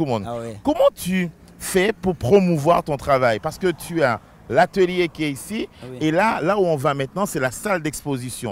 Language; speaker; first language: French; native; French